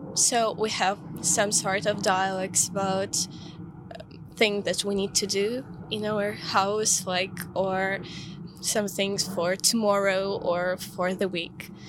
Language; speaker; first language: English; non-native, fluent; Ukrainian